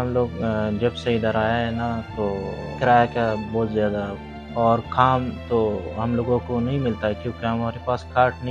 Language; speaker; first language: Hindi; non-native, learner; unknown